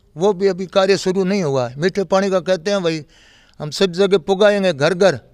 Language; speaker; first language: Hindi; native; Hindi